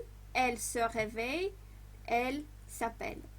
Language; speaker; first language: French; non-native, fluent; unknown